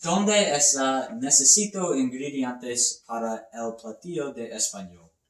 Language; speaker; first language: Spanish; non-native, learner; English